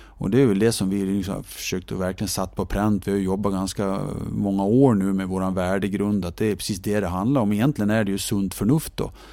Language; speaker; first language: Swedish; native; Swedish